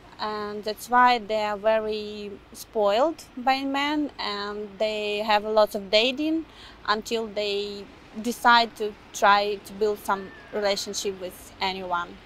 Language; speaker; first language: English; non-native, fluent; Ukrainian